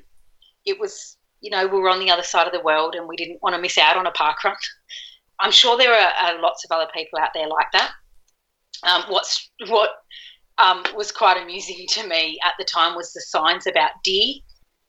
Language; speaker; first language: English; native; English